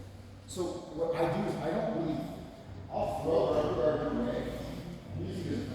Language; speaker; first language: English; native; English